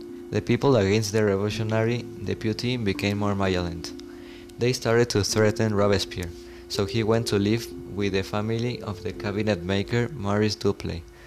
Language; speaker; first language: English; non-native, learner; Spanish